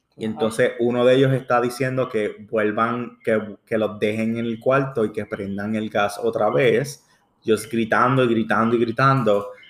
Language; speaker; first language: Spanish; early bilingual, heritage; Spanish